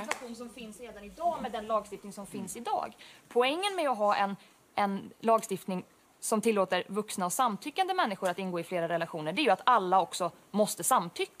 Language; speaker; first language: Swedish; native; Swedish